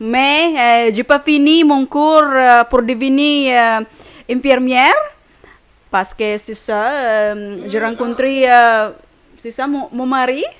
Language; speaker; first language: French; non-native, fluent; Filipino